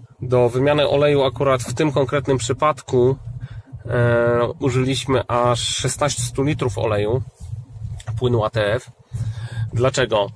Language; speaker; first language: Polish; native; Polish